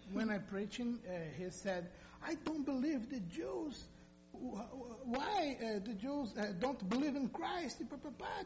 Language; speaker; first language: English; non-native, learner; Portuguese